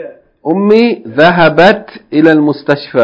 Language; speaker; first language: Arabic; non-native, fluent; English